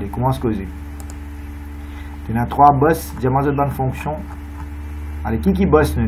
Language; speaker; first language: French; non-native, local second language; Morisyen